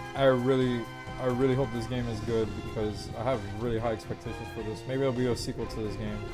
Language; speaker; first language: English; native; English